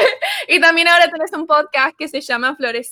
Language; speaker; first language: Spanish; early bilingual, other home language; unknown